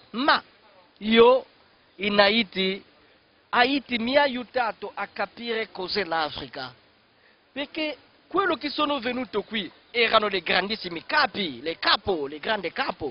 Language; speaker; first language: Italian; non-native, fluent; Kongo